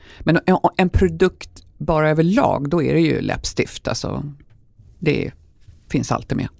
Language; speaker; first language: Swedish; native; Swedish